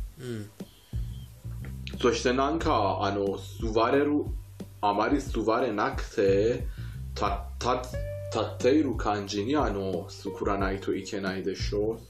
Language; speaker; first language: Japanese; non-native, fluent; Persian